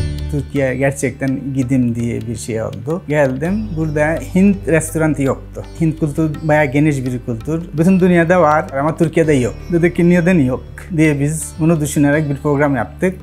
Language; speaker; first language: Turkish; non-native, fluent; Bangla